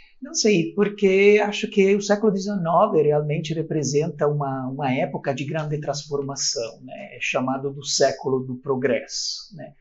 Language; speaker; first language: Portuguese; non-native, fluent; Italian